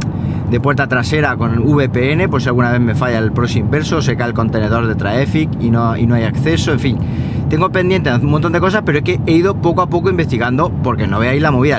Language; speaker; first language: Spanish; native; Spanish